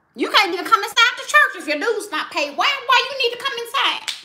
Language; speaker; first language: English; native; English